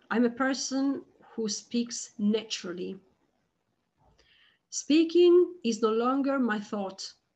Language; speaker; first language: English; non-native, fluent; Italian